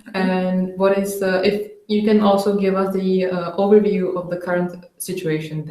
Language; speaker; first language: English; non-native, fluent; Czech